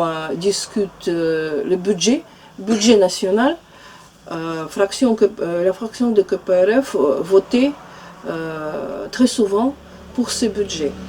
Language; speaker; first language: French; non-native, fluent; Russian